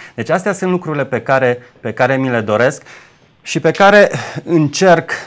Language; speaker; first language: Romanian; native; Romanian